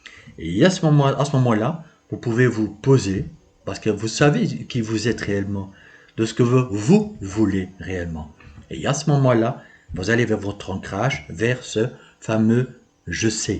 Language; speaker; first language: French; native; French